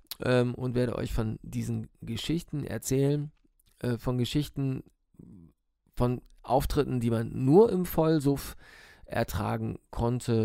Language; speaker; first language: German; native; German